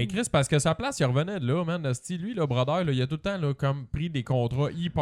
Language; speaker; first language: French; native; French